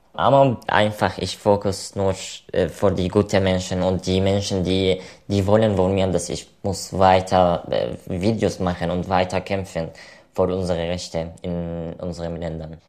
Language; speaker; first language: German; non-native, learner; Arabic